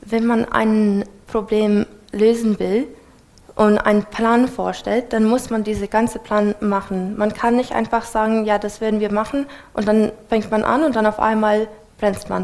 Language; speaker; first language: German; non-native, fluent; English